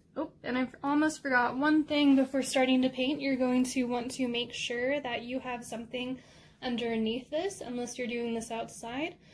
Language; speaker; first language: English; native; English